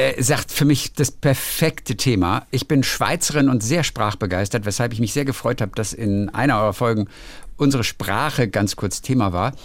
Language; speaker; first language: German; native; German